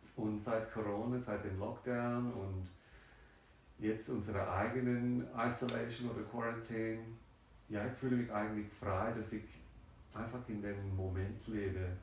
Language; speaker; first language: German; non-native, fluent; French